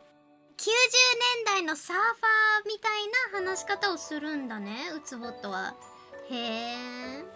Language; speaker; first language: Japanese; native; Japanese